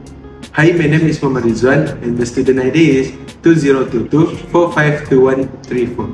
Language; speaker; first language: English; non-native, learner; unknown